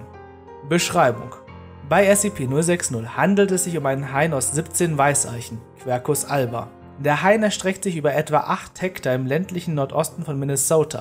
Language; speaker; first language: German; native; German